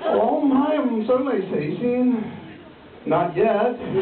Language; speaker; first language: Cantonese; non-native, learner; English